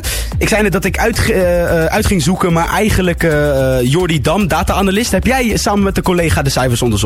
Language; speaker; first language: Dutch; native; Dutch